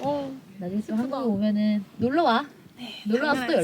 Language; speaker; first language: Korean; native; Korean